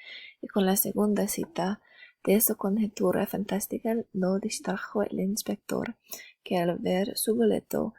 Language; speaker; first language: Spanish; non-native, learner; English